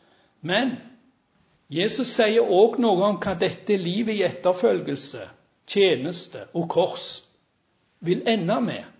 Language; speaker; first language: Norwegian; native; Norwegian